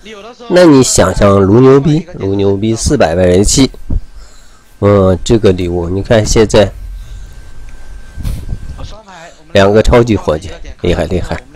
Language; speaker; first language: Chinese; native; Chinese